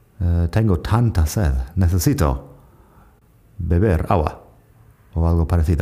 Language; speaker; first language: Spanish; non-native, fluent; English